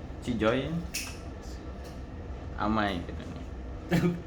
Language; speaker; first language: Japanese; non-native, learner; Sundanese